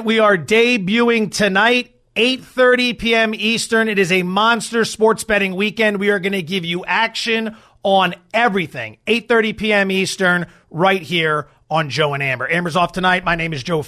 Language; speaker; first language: English; native; English